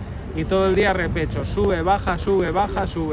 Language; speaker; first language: Spanish; native; Spanish